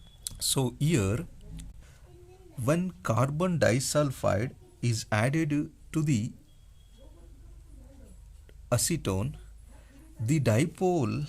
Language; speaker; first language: English; non-native, local second language; Kannada